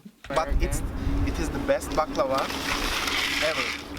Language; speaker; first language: English; non-native, learner; Turkish